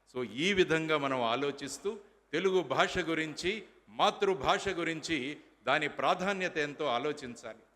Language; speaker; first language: Telugu; native; Telugu